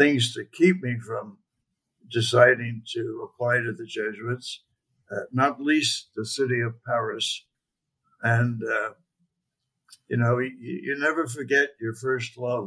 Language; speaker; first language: English; native; English